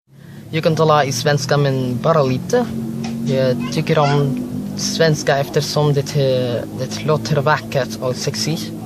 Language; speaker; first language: Swedish; non-native, learner; Filipino